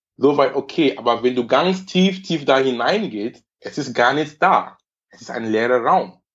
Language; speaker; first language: German; non-native, fluent; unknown